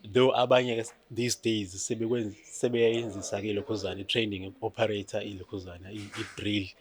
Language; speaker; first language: Zulu; native; Zulu